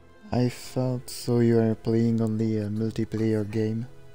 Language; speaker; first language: English; non-native, fluent; French